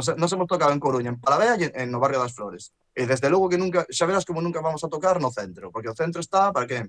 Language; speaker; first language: Spanish; native; Spanish